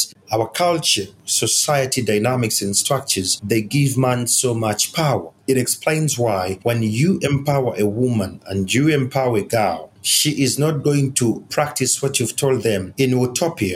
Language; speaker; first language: English; non-native, local second language; Ganda